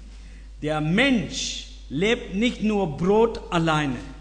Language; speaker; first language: German; non-native, learner; Tamil